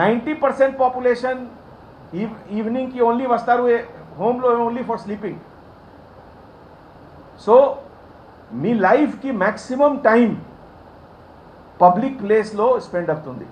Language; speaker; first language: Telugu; non-native, fluent; Hindi